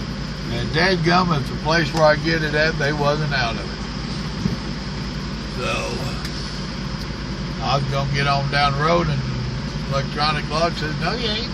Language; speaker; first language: English; native; English